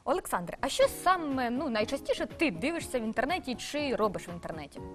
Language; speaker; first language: Ukrainian; native; Ukrainian